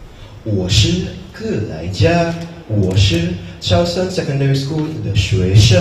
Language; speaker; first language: Chinese; non-native, learner; English